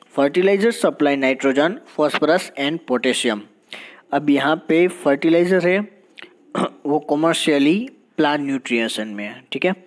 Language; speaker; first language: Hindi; non-native, local second language; Gujarati